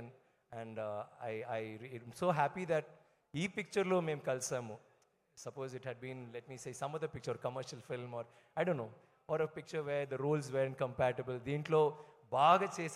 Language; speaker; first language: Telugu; non-native, learner; Tamil